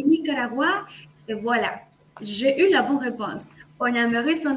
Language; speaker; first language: French; non-native, fluent; Spanish